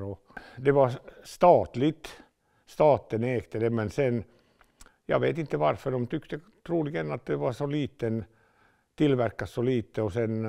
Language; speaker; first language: Swedish; non-native, local second language; Finnish